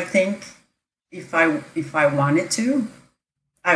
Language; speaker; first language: English; non-native, fluent; Spanish